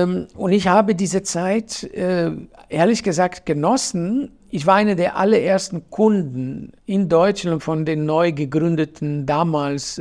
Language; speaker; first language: German; non-native, fluent; Portuguese